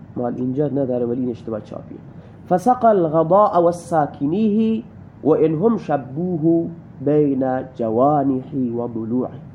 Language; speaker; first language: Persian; non-native, local second language; Baluchi